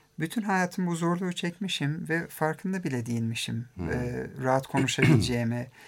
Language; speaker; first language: Turkish; early bilingual, heritage; Turkish